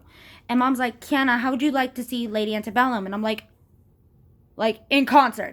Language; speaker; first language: English; native; English